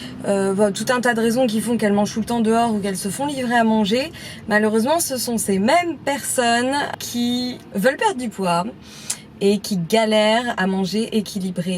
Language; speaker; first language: French; native; French